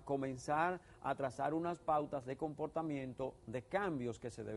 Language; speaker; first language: Spanish; native; Spanish